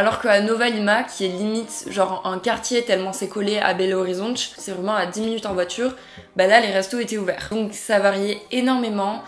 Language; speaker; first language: French; native; French